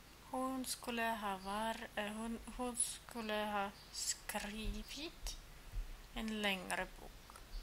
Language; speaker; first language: Swedish; non-native, learner; German